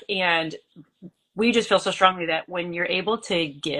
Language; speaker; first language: English; native; English